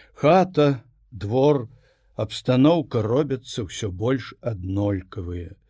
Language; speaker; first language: Belarusian; native; Belarusian